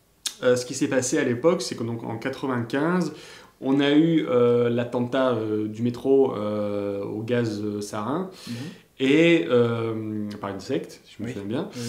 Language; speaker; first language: French; native; French